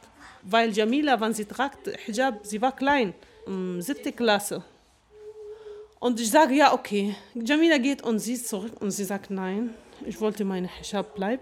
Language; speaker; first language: German; non-native, learner; Arabic